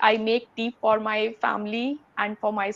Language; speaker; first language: English; non-native, learner; Hindi